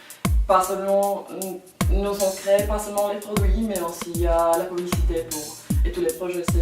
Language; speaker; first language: French; non-native, learner; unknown